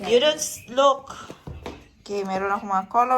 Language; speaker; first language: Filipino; non-native, local second language; Cebuano